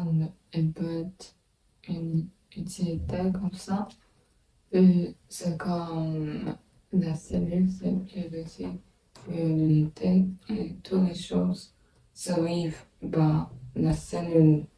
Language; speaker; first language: French; non-native, learner; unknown